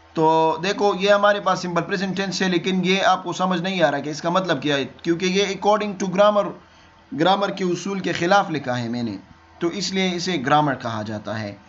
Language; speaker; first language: Urdu; non-native, local second language; Pashto